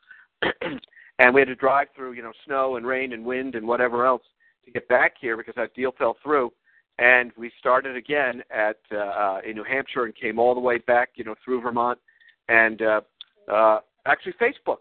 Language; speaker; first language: English; native; English